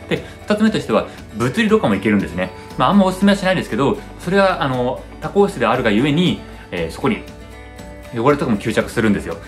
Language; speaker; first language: Japanese; early bilingual, heritage; Japanese